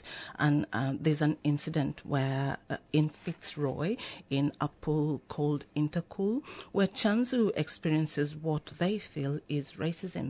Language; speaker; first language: English; non-native, local second language; Swahili